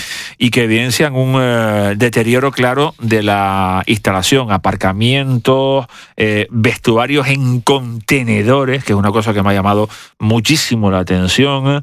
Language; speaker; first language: Spanish; native; Spanish